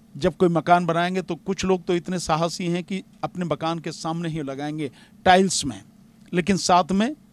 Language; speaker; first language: Hindi; native; Hindi